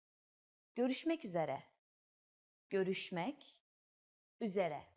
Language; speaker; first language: Turkish; native; Turkish